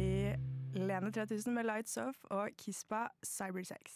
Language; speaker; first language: Norwegian; native; Norwegian